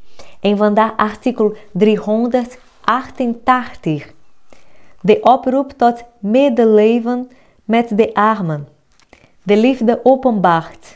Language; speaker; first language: Dutch; non-native, fluent; Portuguese